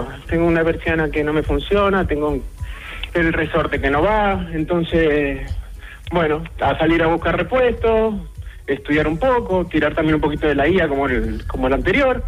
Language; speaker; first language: Spanish; native; Spanish